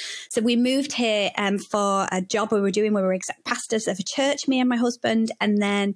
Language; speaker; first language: English; native; English